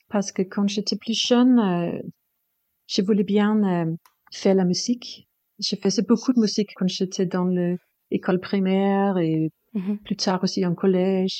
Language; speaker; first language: French; non-native, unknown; Danish